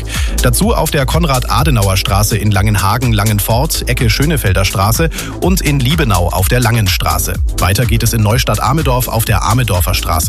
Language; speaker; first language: German; native; German